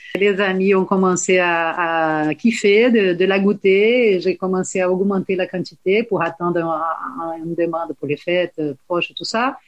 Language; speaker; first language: French; non-native, fluent; Portuguese